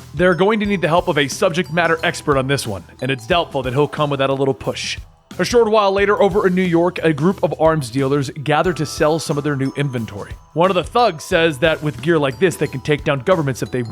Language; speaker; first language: English; native; English